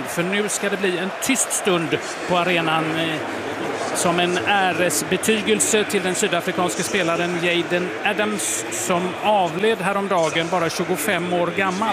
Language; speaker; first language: Swedish; native; Swedish